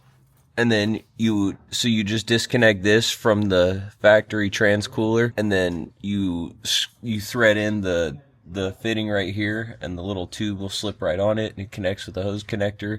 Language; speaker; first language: English; native; English